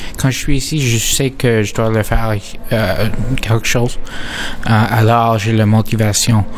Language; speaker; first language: French; non-native, local second language; English